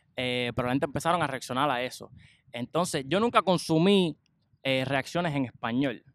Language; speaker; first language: Spanish; native; Spanish